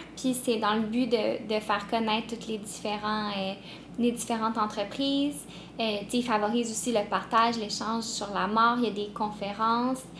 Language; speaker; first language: French; native; French